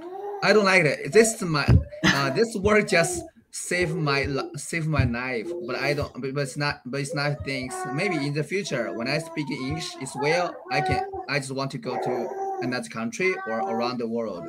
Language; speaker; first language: English; non-native, learner; Chinese